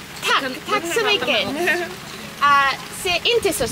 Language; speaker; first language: Swedish; early bilingual, heritage; Swedish